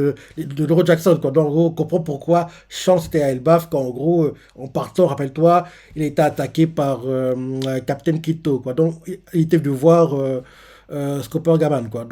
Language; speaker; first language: French; native; French